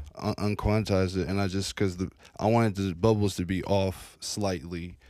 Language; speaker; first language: English; native; English